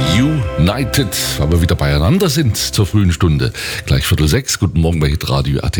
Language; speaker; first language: German; native; German